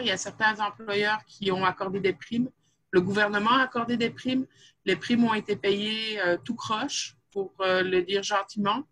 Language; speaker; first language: French; native; French